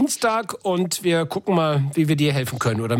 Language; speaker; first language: German; native; German